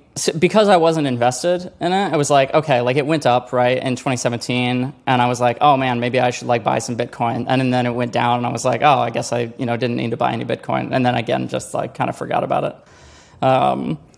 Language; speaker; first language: English; native; English